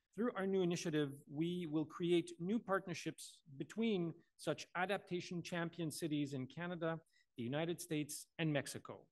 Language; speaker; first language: English; non-native, local second language; French